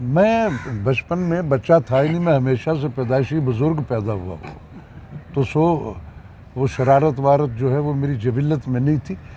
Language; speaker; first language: Urdu; non-native, local second language; Punjabi